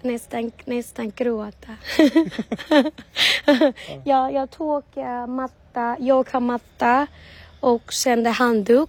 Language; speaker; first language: Swedish; non-native, learner; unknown